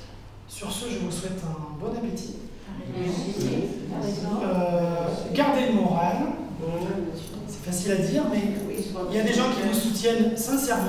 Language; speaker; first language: French; native; French